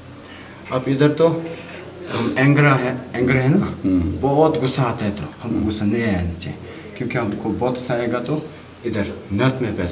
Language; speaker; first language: Hindi; non-native, learner; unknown